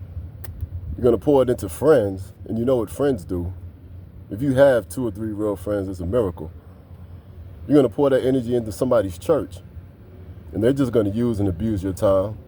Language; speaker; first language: English; native; English